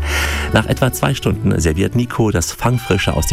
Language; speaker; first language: German; native; German